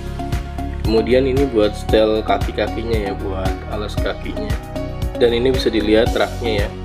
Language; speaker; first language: Indonesian; native; Indonesian